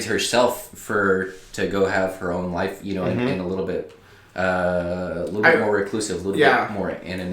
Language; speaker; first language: English; native; English